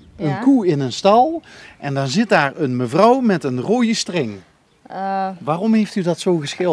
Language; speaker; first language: Dutch; native; Dutch